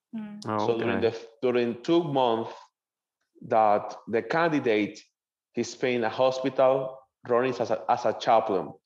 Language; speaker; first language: English; non-native, learner; Spanish